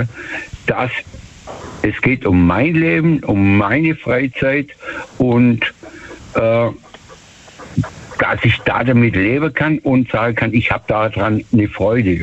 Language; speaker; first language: German; native; German